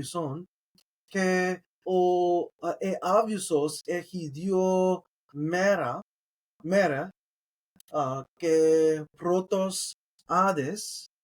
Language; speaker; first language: Greek; non-native, learner; English